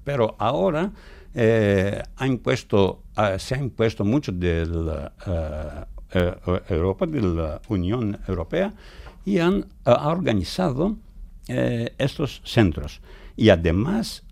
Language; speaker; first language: Spanish; non-native, fluent; Greek